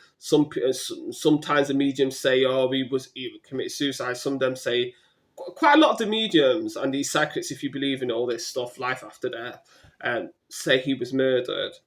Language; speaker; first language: English; native; English